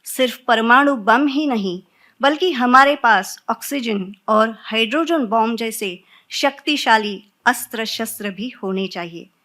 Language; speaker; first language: Hindi; non-native, local second language; Marathi